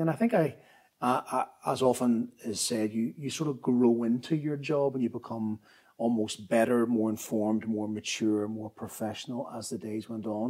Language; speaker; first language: English; native; English